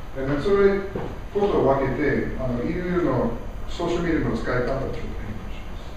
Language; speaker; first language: Japanese; non-native, learner; English